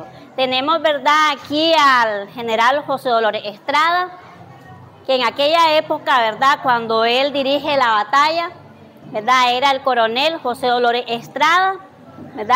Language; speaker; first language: Spanish; native; Spanish